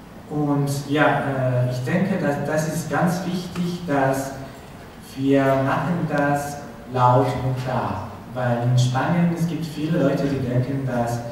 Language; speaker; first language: German; non-native, learner; Spanish